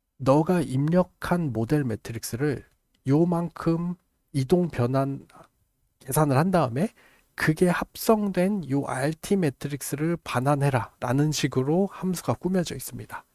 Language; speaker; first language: Korean; native; Korean